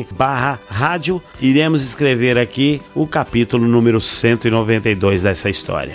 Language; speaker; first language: Portuguese; native; Portuguese